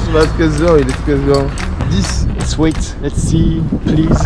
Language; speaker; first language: French; native; French